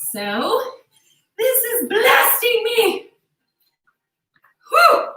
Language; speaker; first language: English; native; English